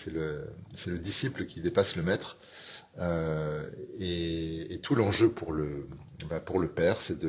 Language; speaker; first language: French; native; French